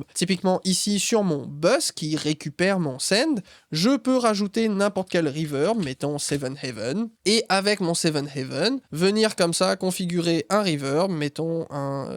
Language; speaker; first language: French; native; French